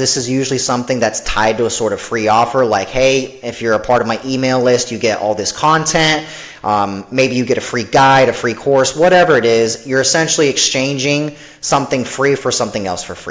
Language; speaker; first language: English; native; English